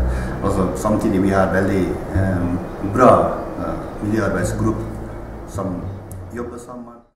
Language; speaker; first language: Norwegian; non-native, learner; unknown